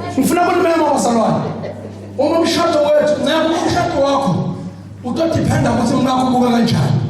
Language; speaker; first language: Zulu; non-native, local second language; Swati